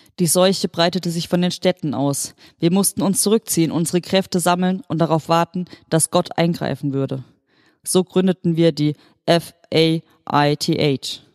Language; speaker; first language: German; native; German